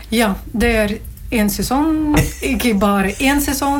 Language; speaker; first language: Norwegian; non-native, learner; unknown